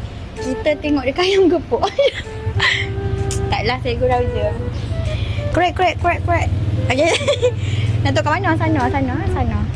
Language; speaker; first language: Malay; native; Malay